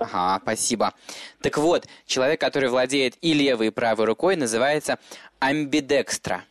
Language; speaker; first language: Russian; native; Russian